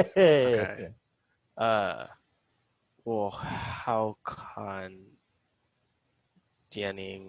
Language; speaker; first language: Chinese; non-native, learner; English